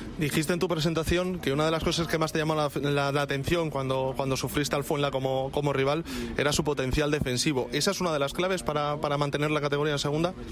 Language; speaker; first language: Spanish; native; Spanish